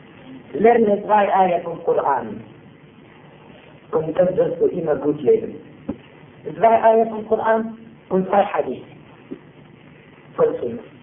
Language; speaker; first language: German; non-native, fluent; Turkish